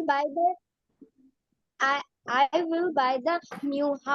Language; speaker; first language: English; non-native, learner; Urdu